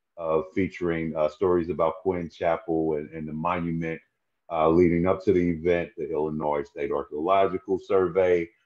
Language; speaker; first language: English; native; English